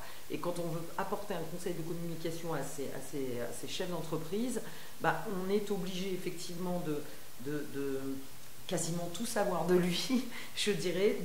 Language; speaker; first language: French; native; French